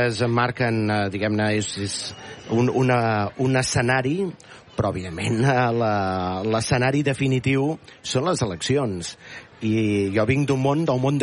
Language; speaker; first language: Catalan; native; Catalan